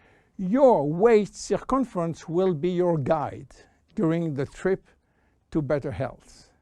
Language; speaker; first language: English; non-native, fluent; French